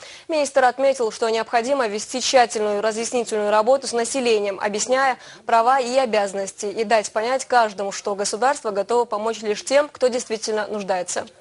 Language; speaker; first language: Russian; native; Russian